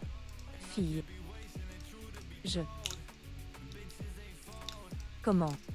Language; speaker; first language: French; non-native, learner; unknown